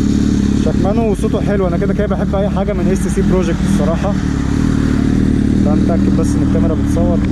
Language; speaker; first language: Arabic; native; Arabic